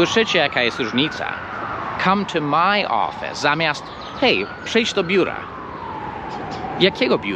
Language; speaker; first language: Polish; non-native, fluent; English